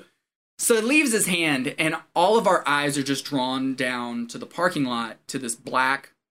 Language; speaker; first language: English; native; English